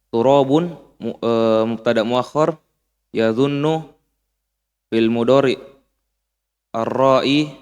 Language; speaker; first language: Arabic; non-native, learner; Indonesian